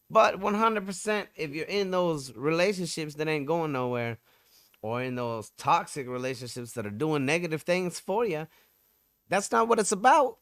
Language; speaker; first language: English; native; English